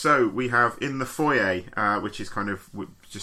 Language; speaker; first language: English; native; English